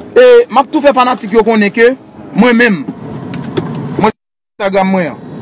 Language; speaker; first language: Haitian Creole; native; Haitian Creole